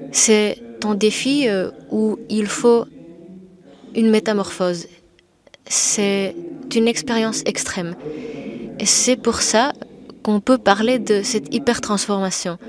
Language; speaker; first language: French; non-native, fluent; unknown